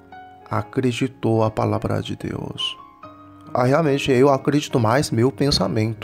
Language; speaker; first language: Portuguese; non-native, fluent; Korean